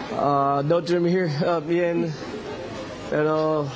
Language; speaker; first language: Spanish; non-native, learner; English